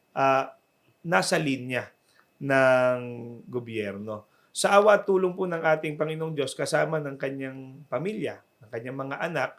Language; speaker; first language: Filipino; native; Filipino